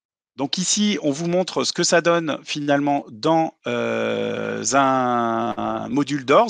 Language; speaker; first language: French; native; French